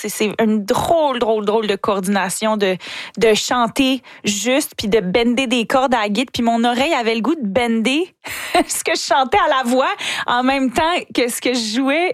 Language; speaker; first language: French; native; French